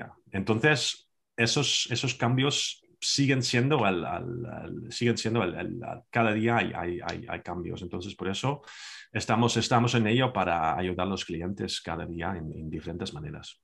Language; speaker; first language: Spanish; non-native, fluent; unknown